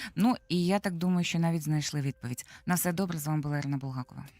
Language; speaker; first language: Ukrainian; native; Ukrainian